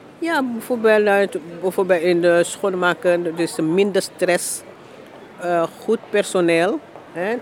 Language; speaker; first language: Dutch; non-native, learner; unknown